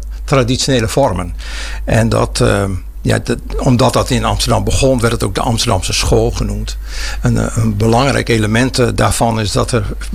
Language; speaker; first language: Dutch; native; Dutch